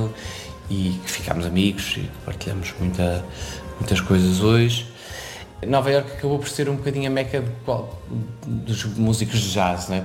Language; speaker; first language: Portuguese; native; Portuguese